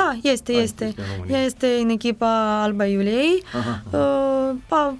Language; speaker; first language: Romanian; non-native, fluent; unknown